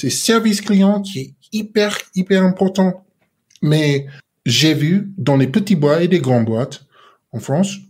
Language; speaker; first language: French; non-native, learner; English